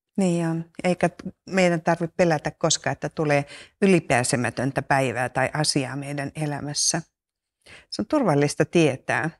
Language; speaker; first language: Finnish; native; Finnish